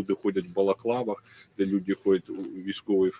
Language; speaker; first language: Ukrainian; native; Ukrainian